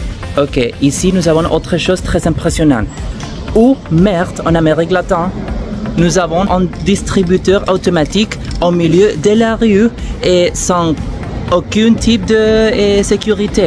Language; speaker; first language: French; non-native, fluent; Spanish